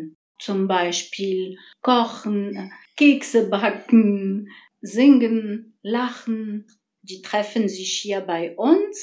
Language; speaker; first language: German; non-native, fluent; Arabic